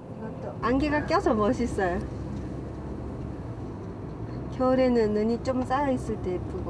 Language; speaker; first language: Korean; non-native, fluent; Japanese